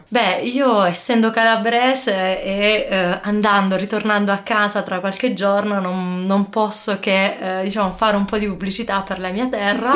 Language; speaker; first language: Italian; native; Italian